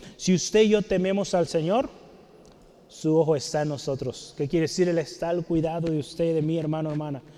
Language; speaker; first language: Spanish; native; Spanish